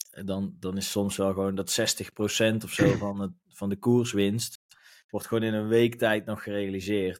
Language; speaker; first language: Dutch; native; Dutch